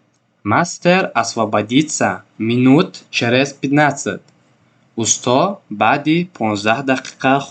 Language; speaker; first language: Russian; non-native, local second language; Tajik